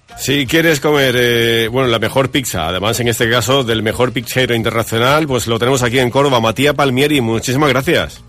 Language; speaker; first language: Spanish; native; Spanish